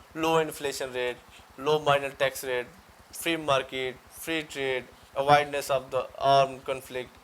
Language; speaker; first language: English; non-native, local second language; Urdu